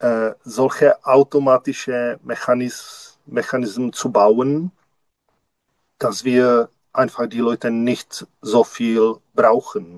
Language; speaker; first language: German; non-native, learner; Czech